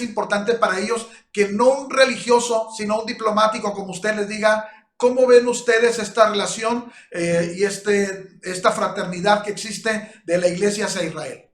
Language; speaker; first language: Spanish; native; Spanish